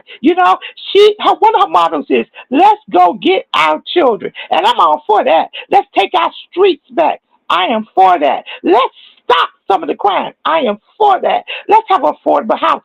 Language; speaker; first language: English; native; English